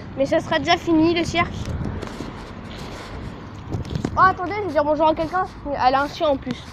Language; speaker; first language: French; native; French